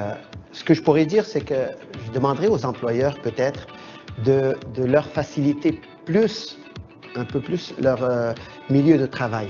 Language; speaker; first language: French; non-native, local second language; Arabic